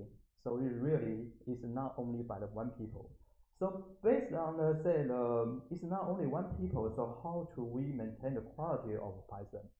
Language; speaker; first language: English; non-native, learner; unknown